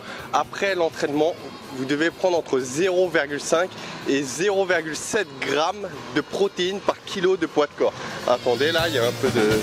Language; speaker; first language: French; native; French